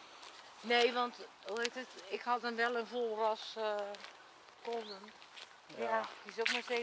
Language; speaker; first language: Dutch; native; Dutch